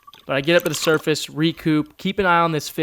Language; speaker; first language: English; native; English